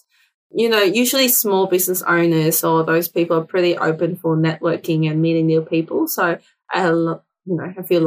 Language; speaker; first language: English; non-native, local second language; Cantonese